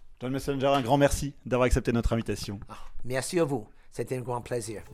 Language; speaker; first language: French; non-native, fluent; English